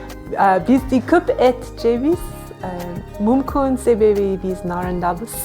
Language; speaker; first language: Kyrgyz; non-native, learner; English